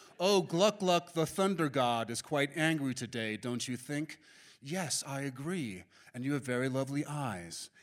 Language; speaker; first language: English; native; English